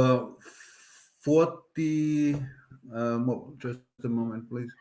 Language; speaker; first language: English; non-native, learner; German